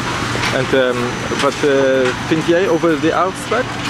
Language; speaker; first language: Dutch; non-native, learner; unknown